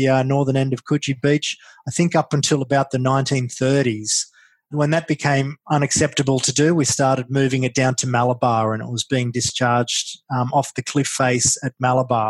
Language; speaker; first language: English; native; English